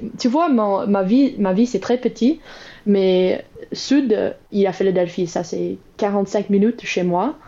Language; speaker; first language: French; non-native, learner; English